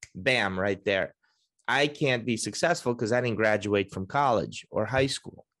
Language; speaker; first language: English; early bilingual, other home language; Russian